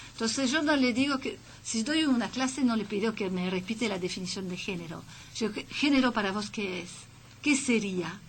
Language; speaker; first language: Spanish; non-native, fluent; French